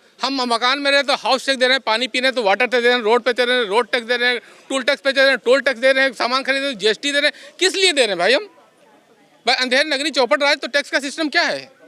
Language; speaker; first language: Hindi; native; Hindi